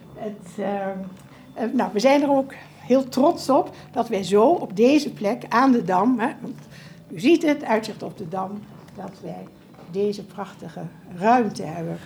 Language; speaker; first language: Dutch; native; Dutch